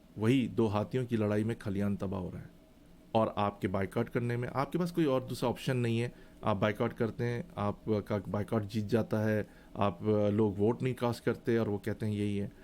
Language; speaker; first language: Urdu; native; Urdu